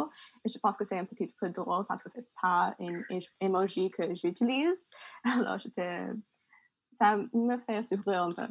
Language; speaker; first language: French; non-native, learner; English